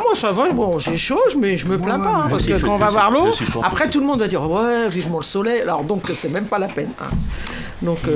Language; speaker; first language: French; native; French